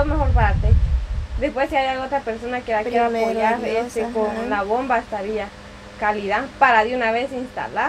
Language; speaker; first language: Spanish; native; Spanish